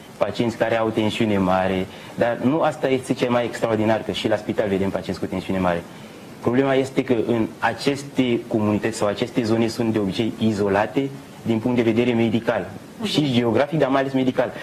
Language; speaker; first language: Romanian; non-native, fluent; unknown